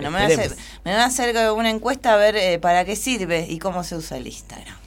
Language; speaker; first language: Spanish; native; Spanish